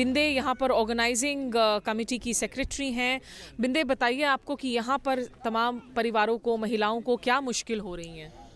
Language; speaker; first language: Hindi; native; Hindi